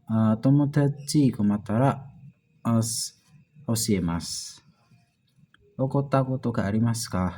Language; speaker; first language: Japanese; non-native, learner; Indonesian